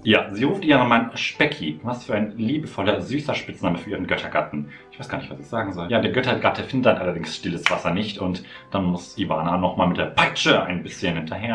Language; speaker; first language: German; native; German